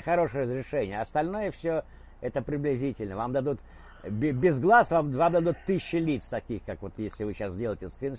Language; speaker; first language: Russian; native; Russian